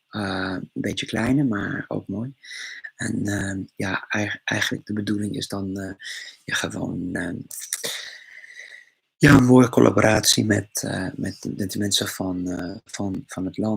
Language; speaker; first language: Dutch; non-native, fluent; English